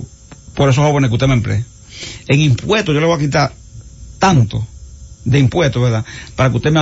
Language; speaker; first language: Spanish; native; Spanish